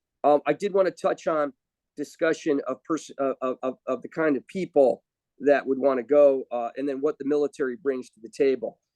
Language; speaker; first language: English; native; English